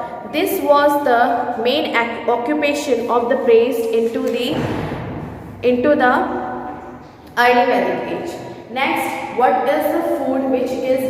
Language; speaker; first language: English; non-native, local second language; Hindi